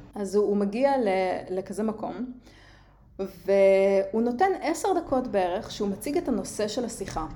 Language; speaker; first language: Hebrew; early bilingual, other home language; Russian